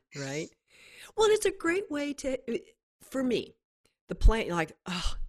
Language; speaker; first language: English; native; English